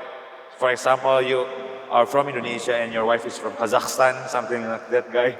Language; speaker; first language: English; non-native, learner; Indonesian